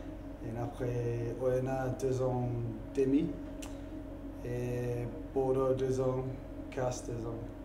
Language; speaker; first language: French; non-native, learner; English